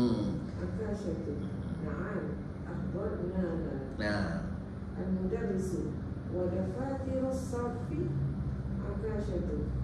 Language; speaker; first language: Arabic; non-native, learner; Malay